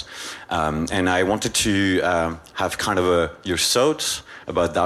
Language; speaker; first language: English; non-native, fluent; French